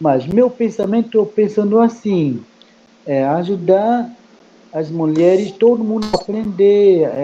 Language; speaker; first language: Portuguese; non-native, local second language; Kayapó